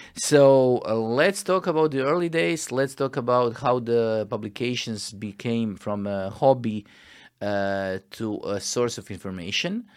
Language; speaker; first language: English; non-native, fluent; Croatian